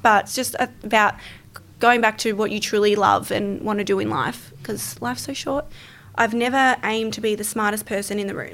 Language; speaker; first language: English; native; English